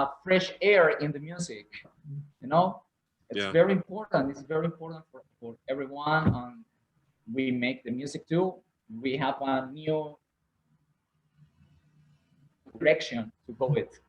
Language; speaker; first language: English; non-native, learner; Spanish